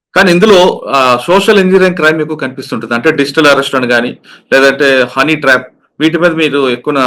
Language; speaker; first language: Telugu; native; Telugu